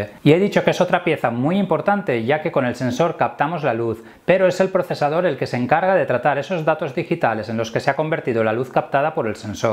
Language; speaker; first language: Spanish; native; Spanish